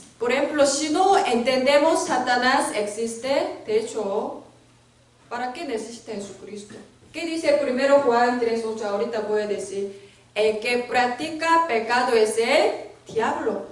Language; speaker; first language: Spanish; non-native, learner; Korean